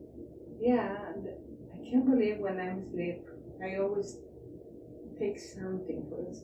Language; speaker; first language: English; non-native, learner; Spanish